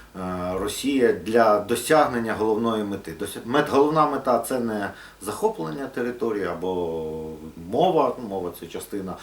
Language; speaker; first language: Ukrainian; non-native, local second language; Russian